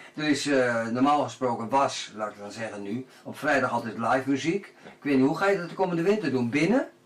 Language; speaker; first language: Dutch; native; Dutch